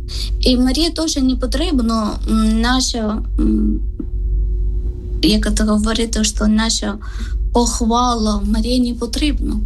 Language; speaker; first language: Ukrainian; non-native, learner; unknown